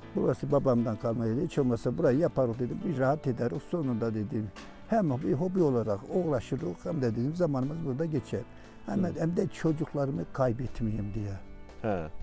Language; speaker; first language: Turkish; native; Turkish